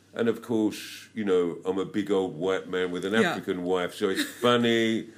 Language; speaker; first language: English; native; English